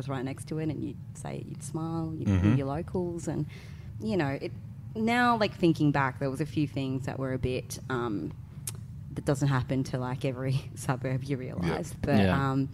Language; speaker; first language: English; native; English